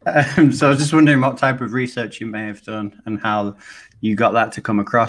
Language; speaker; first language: English; native; English